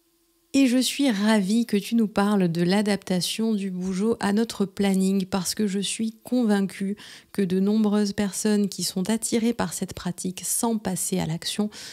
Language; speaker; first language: French; native; French